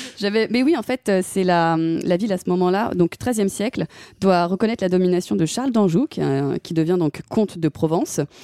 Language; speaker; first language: French; native; French